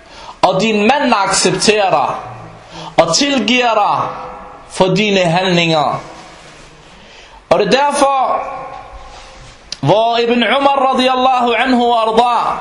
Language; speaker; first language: Danish; non-native, fluent; Arabic